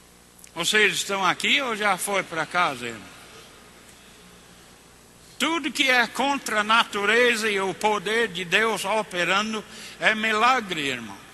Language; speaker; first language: Portuguese; non-native, fluent; English